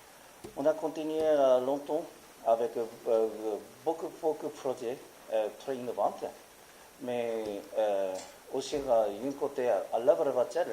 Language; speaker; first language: French; non-native, learner; Japanese